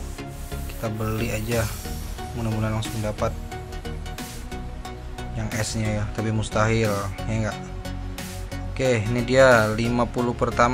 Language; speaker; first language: Indonesian; native; Indonesian